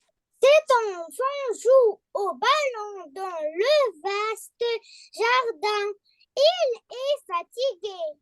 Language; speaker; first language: French; non-native, learner; Arabic